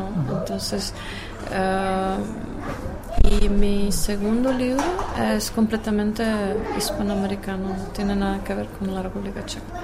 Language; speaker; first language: Spanish; non-native, fluent; Czech